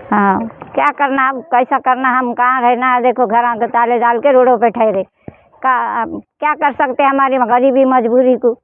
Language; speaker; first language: Hindi; non-native, local second language; Urdu